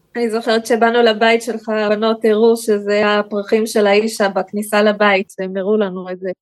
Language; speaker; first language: Hebrew; early bilingual, other home language; English